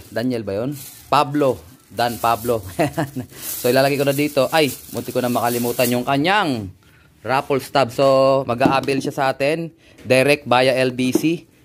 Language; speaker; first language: Filipino; native; Filipino